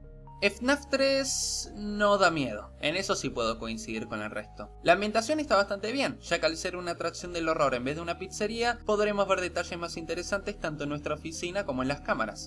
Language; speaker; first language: Spanish; native; Spanish